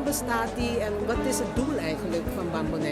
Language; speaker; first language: Dutch; non-native, local second language; Papiamento